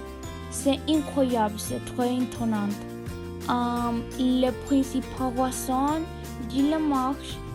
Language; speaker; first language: French; non-native, learner; English